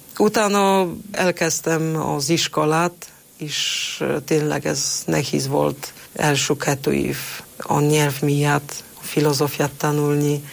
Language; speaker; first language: Hungarian; non-native, fluent; Polish